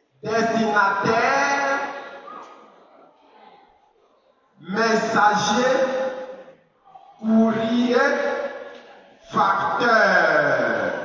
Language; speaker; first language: French; non-native, fluent; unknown